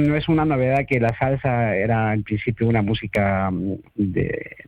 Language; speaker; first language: Spanish; native; Spanish